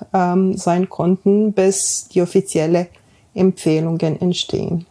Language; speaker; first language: German; non-native, fluent; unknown